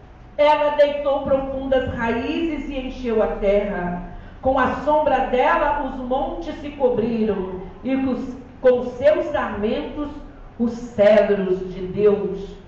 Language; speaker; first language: Portuguese; native; Portuguese